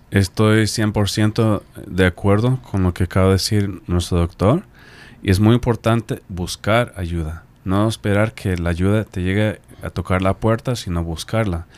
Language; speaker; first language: Spanish; non-native, fluent; English